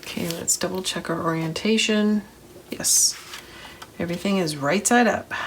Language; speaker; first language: English; native; English